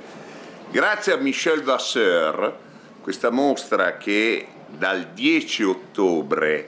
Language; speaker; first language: Italian; native; Italian